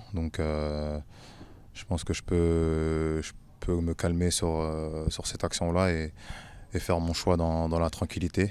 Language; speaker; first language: French; native; French